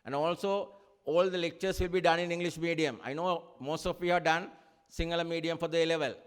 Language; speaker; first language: English; non-native, local second language; Sinhala